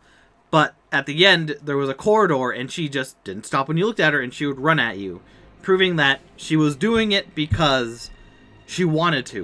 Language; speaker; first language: English; native; English